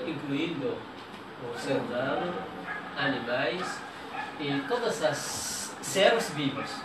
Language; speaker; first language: Portuguese; non-native, learner; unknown